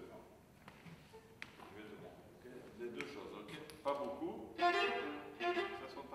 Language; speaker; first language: French; non-native, fluent; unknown